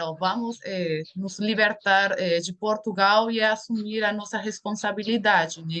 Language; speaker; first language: Portuguese; non-native, fluent; Spanish